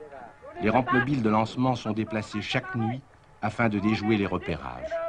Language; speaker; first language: French; native; French